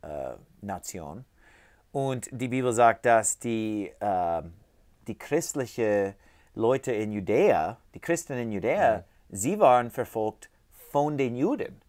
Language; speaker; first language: German; non-native, fluent; English